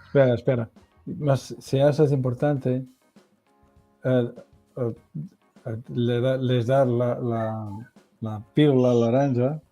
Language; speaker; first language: Spanish; non-native, learner; Portuguese